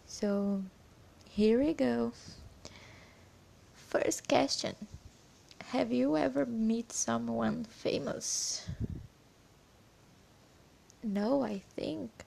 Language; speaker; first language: English; non-native, learner; Portuguese